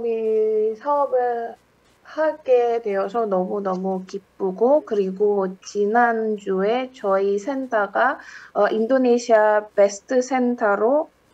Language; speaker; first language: Korean; non-native, fluent; Indonesian